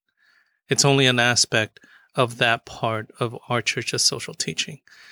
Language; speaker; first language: English; native; English